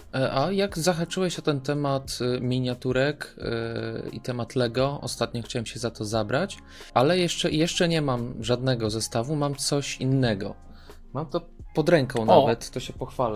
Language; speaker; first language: Polish; native; Polish